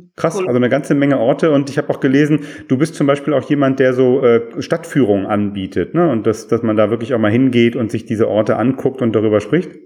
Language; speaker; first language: German; native; German